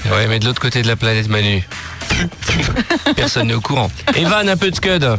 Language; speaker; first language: French; native; French